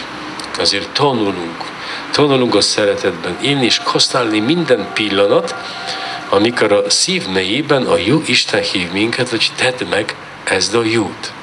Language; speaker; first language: Hungarian; non-native, learner; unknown